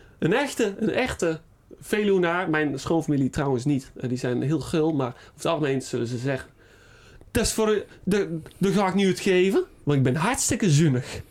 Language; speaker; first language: Dutch; native; Dutch